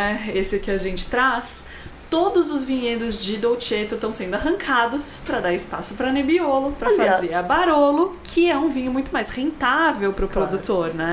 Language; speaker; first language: Portuguese; native; Portuguese